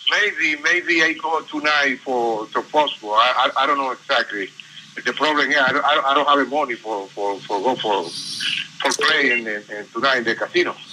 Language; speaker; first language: English; non-native, learner; Spanish